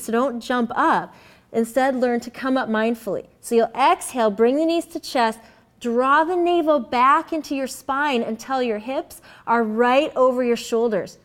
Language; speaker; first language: English; native; English